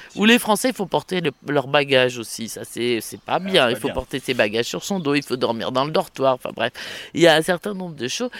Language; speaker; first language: French; native; French